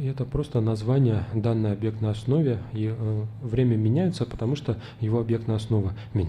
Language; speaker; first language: Russian; native; Russian